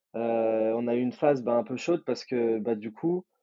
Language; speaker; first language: French; native; French